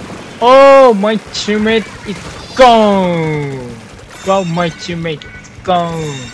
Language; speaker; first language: English; non-native, learner; Japanese